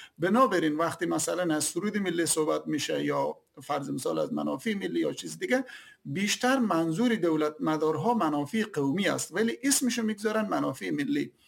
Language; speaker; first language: Persian; native; Persian